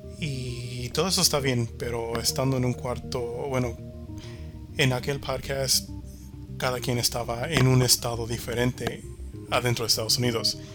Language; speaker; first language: Spanish; early bilingual, heritage; Spanish